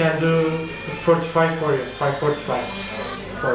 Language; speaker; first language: English; non-native, learner; Turkish